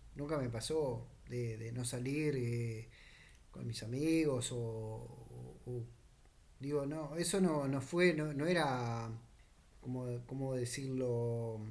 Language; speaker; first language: Spanish; native; Spanish